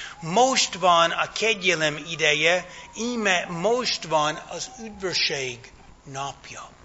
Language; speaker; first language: Hungarian; non-native, fluent; English